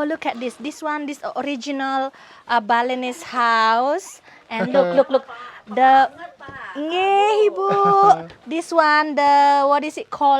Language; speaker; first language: English; non-native, learner; Indonesian